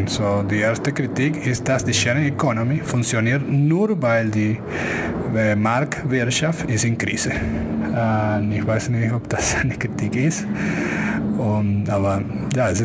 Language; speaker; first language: German; non-native, fluent; Spanish